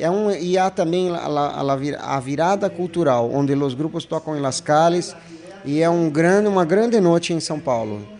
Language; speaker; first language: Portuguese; non-native, learner; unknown